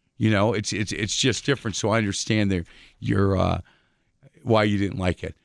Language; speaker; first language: English; native; English